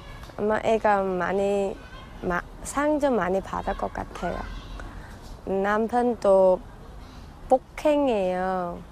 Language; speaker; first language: Korean; non-native, learner; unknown